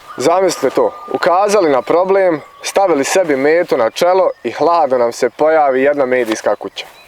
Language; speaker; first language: Bosnian; native; Bosnian